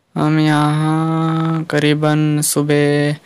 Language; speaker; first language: Hindi; native; Hindi